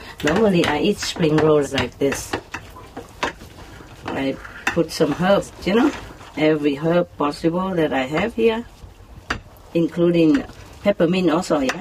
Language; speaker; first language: English; non-native, fluent; Vietnamese